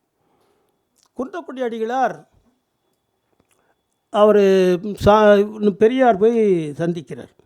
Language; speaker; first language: Tamil; native; Tamil